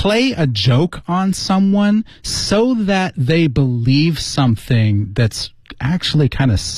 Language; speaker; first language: English; native; English